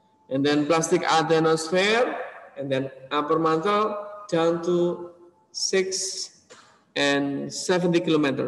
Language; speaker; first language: English; non-native, learner; Indonesian